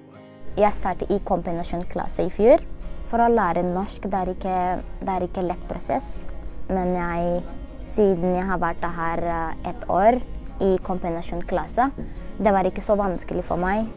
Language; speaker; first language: Norwegian; non-native, learner; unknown